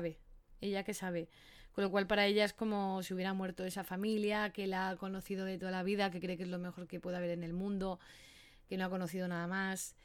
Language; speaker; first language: Spanish; native; Spanish